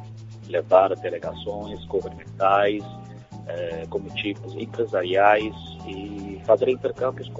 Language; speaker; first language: Portuguese; non-native, fluent; Chinese